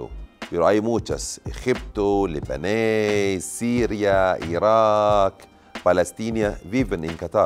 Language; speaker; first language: Spanish; non-native, learner; Arabic